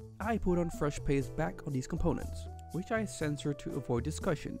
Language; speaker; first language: English; non-native, fluent; Dutch